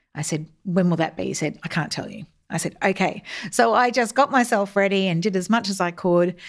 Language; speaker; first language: English; native; English